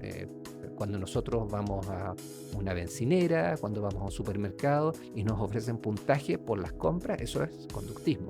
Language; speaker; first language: Spanish; native; Spanish